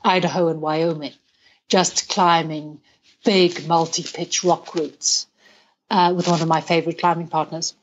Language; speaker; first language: English; native; English